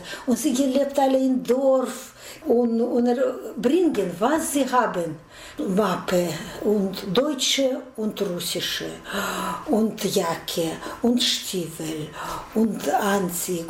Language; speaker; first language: German; non-native, learner; Russian